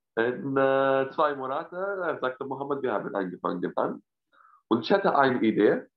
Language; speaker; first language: German; non-native, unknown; Arabic